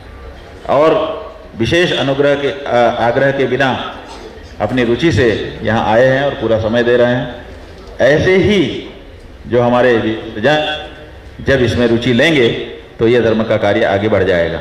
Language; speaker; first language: Hindi; native; Hindi